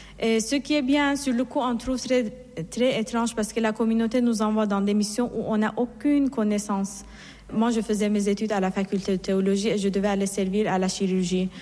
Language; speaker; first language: French; non-native, fluent; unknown